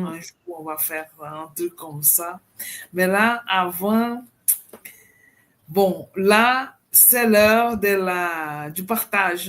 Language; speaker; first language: French; non-native, fluent; Portuguese